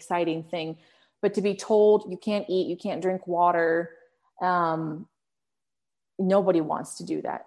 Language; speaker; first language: English; early bilingual, other home language; Arabic